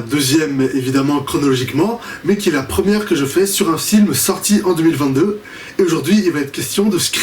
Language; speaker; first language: French; native; French